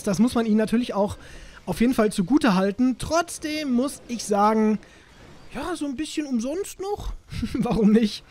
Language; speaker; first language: German; native; German